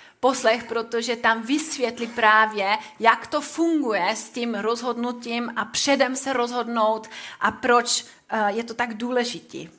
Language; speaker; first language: Czech; non-native, fluent; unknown